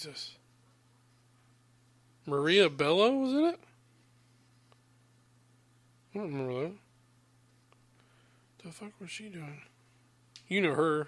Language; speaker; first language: English; native; English